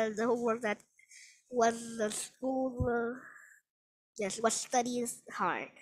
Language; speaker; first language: English; non-native, learner; Vietnamese